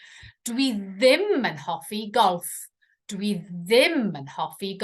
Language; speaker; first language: Welsh; non-native, fluent; English